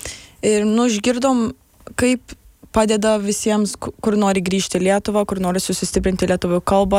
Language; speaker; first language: Lithuanian; early bilingual, heritage; Lithuanian